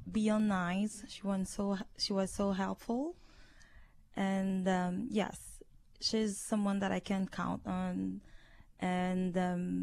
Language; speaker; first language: English; non-native, learner; Haitian Creole